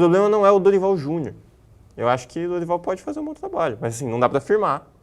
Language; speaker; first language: Portuguese; native; Portuguese